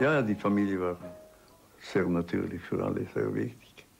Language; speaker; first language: German; non-native, local second language; Italian